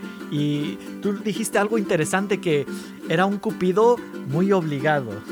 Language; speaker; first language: Spanish; early bilingual, heritage; Spanish